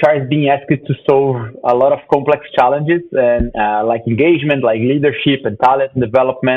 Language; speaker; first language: English; non-native, fluent; Portuguese